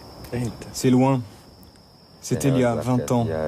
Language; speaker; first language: French; non-native, local second language; Arabic